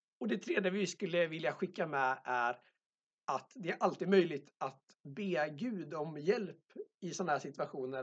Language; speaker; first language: Swedish; native; Swedish